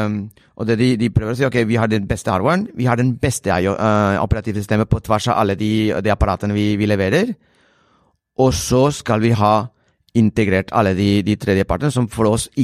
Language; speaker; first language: Norwegian; non-native, fluent; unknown